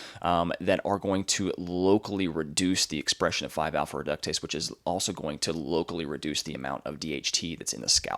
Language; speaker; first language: English; native; English